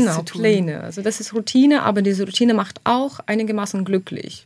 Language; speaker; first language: German; non-native, fluent; Ukrainian